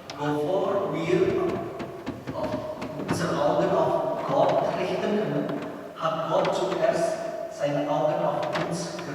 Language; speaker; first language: German; non-native, learner; Indonesian